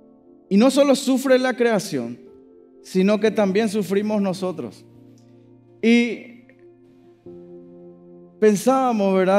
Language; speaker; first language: Spanish; native; Spanish